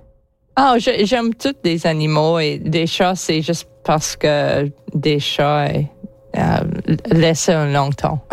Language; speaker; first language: French; non-native, learner; English